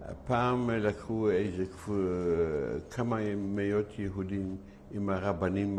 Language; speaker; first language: Hebrew; non-native, fluent; Yiddish